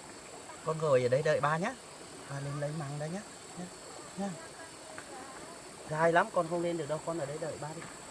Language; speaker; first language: Vietnamese; native; Vietnamese